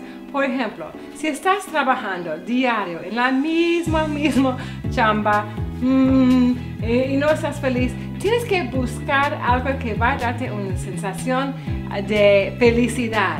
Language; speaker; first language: Spanish; non-native, learner; English